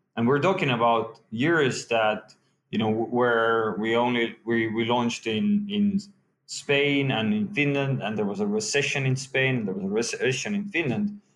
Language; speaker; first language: English; non-native, fluent; Estonian